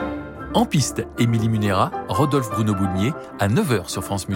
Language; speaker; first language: French; native; French